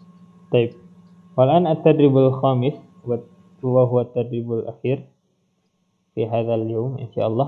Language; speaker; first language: Arabic; non-native, fluent; Indonesian